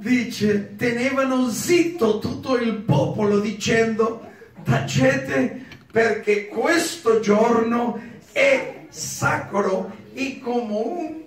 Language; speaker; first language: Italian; non-native, learner; Spanish